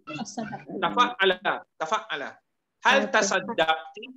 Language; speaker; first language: Arabic; non-native, fluent; Malay